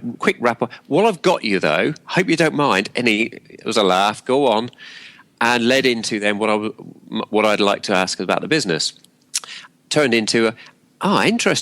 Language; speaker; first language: English; native; English